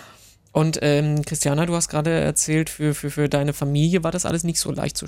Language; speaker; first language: German; native; German